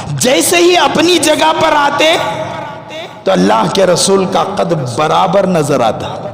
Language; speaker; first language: Urdu; native; Urdu